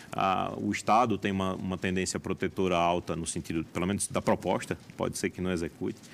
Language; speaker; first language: Portuguese; native; Portuguese